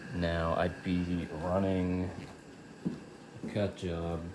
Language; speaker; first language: English; native; English